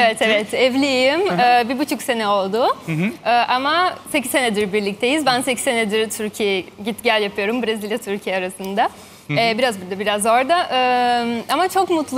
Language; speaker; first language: Turkish; non-native, fluent; Portuguese